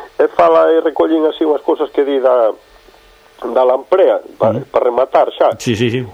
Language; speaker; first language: Galician; native; Galician